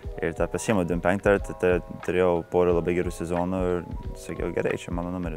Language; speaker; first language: Lithuanian; early bilingual, heritage; Lithuanian